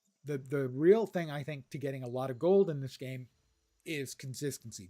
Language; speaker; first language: English; native; English